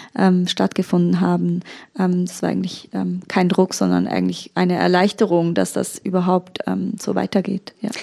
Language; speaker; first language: German; early bilingual, other home language; Turkish